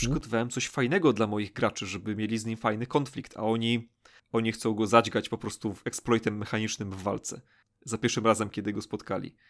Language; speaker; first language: Polish; native; Polish